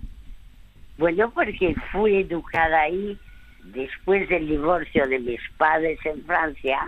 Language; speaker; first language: Spanish; early bilingual, other home language; French